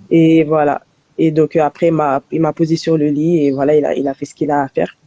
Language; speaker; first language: French; early bilingual, other home language; Soninke